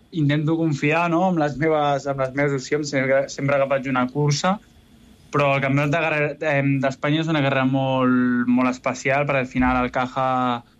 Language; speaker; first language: Catalan; native; Catalan